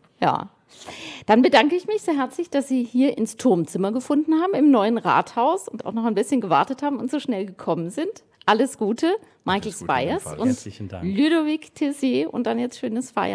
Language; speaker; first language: German; native; German